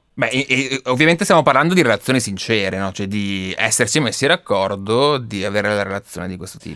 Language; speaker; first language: Italian; native; Italian